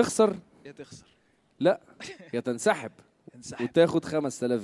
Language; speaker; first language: Arabic; native; Arabic